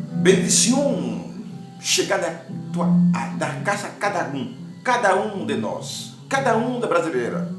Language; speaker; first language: Portuguese; non-native, learner; Haitian Creole